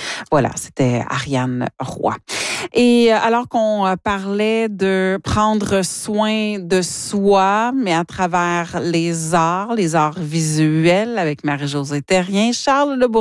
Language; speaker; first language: French; native; French